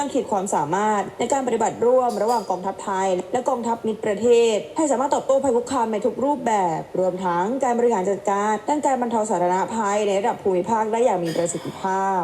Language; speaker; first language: Thai; native; Thai